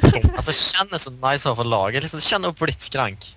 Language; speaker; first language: Swedish; native; Swedish